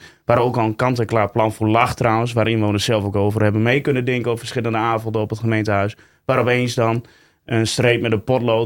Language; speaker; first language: Dutch; native; Dutch